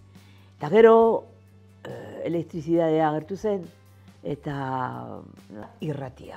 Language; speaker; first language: Basque; non-native, local second language; Spanish